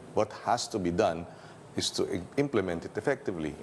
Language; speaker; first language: English; non-native, local second language; Filipino